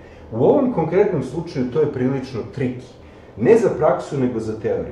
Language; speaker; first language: Serbian; native; Serbian